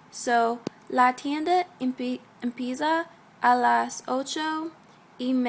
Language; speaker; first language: Spanish; non-native, learner; English